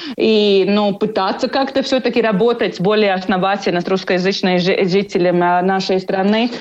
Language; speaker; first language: Russian; non-native, local second language; Latvian